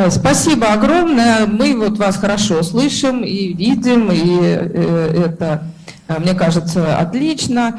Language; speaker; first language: Russian; native; Russian